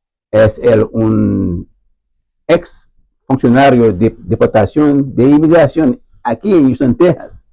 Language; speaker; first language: Spanish; non-native, learner; Haitian Creole